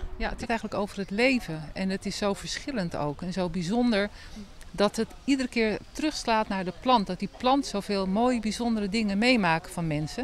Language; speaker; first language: Dutch; native; Dutch